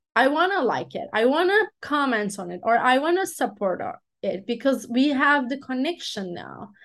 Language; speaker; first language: English; non-native, fluent; Turkish